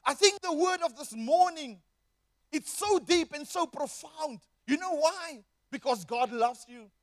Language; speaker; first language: English; non-native, local second language; Afrikaans